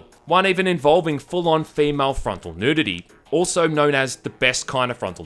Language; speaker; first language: English; native; English